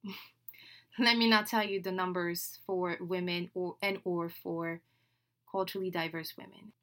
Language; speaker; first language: English; non-native, fluent; French